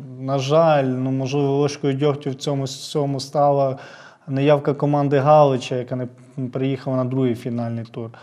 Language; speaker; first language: Ukrainian; native; Ukrainian